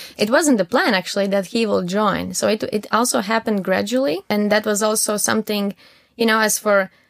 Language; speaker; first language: English; non-native, fluent; Latvian